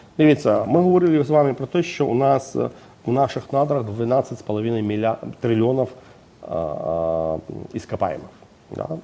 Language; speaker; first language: Ukrainian; non-native, fluent; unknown